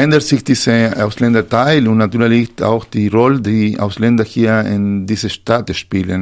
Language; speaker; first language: German; non-native, fluent; Spanish